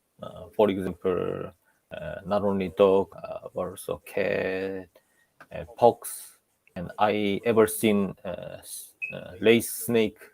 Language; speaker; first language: English; non-native, learner; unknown